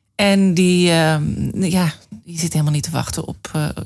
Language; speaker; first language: Dutch; native; Dutch